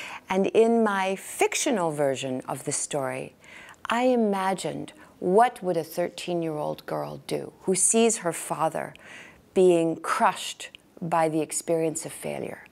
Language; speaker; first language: English; native; English